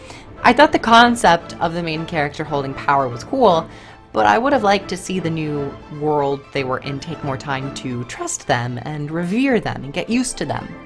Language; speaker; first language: English; native; English